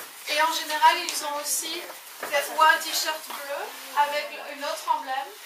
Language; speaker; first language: French; native; French